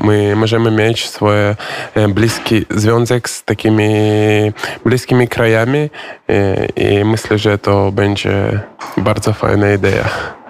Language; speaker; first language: Polish; non-native, learner; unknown